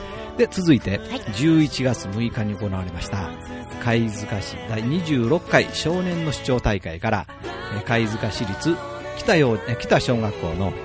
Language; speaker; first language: Japanese; native; Japanese